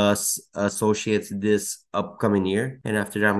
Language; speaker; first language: English; non-native, fluent; Bulgarian